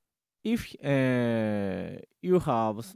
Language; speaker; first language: English; non-native, learner; Japanese